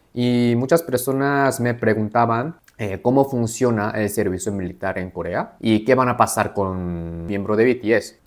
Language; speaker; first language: Spanish; non-native, fluent; Korean